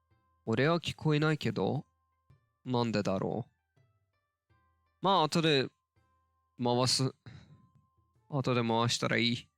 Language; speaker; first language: Japanese; non-native, learner; Turkish